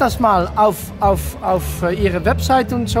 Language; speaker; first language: German; non-native, learner; Dutch